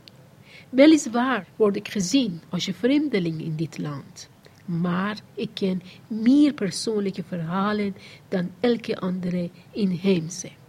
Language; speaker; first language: Dutch; non-native, fluent; Persian